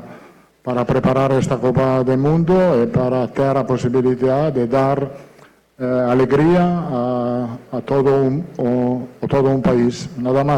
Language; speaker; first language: Portuguese; non-native, fluent; Italian